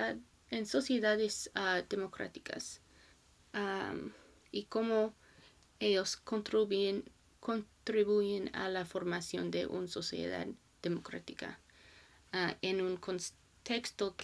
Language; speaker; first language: Spanish; non-native, learner; English